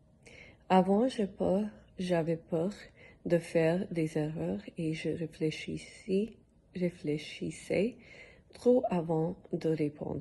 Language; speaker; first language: French; non-native, learner; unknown